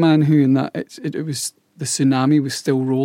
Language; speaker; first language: English; native; English